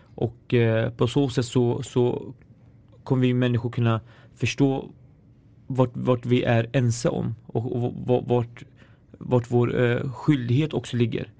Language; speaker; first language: Swedish; early bilingual, other home language; Arabic